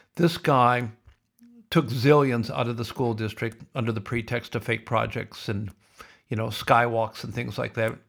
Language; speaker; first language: English; native; English